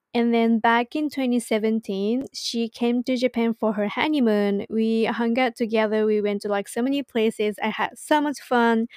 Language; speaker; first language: English; non-native, fluent; Japanese